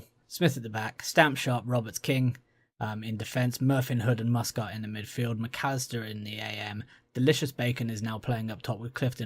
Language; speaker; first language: English; native; English